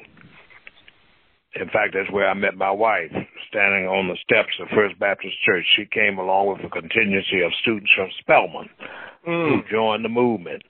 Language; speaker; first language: English; native; English